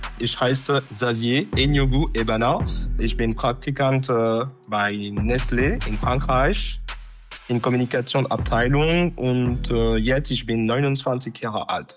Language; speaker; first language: German; non-native, learner; French